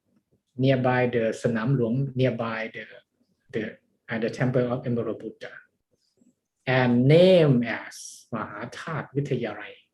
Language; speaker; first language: English; non-native, learner; Thai